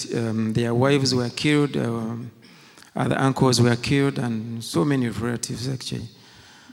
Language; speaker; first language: English; non-native, local second language; Kinyarwanda